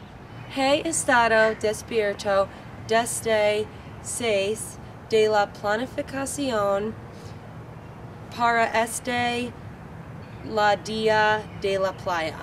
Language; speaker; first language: Spanish; non-native, learner; English